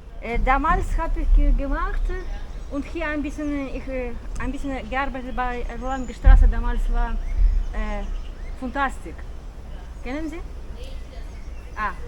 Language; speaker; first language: German; non-native, learner; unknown